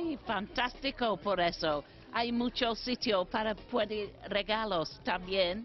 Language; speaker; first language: Spanish; non-native, learner; English